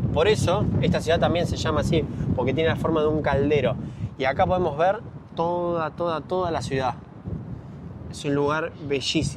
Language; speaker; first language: Spanish; native; Spanish